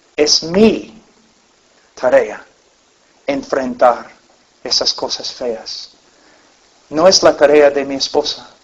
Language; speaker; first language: Spanish; non-native, fluent; English